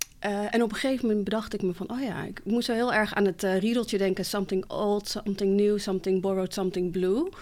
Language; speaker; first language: Dutch; early bilingual, other home language; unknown